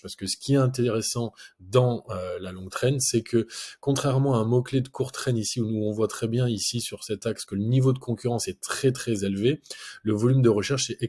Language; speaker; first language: French; native; French